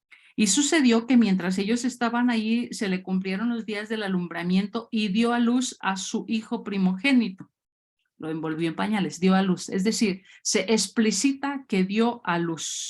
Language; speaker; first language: Spanish; native; Spanish